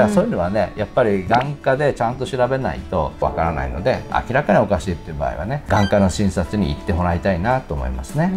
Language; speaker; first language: Japanese; native; Japanese